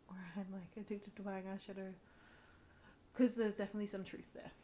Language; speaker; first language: English; native; English